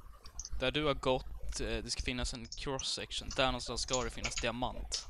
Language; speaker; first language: Swedish; native; Swedish